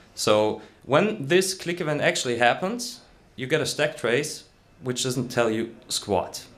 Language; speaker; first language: English; non-native, fluent; German